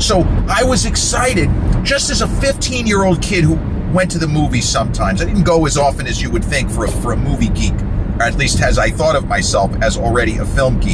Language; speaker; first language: English; native; English